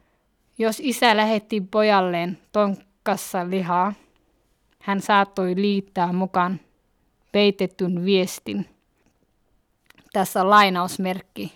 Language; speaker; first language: Finnish; early bilingual, other home language; Somali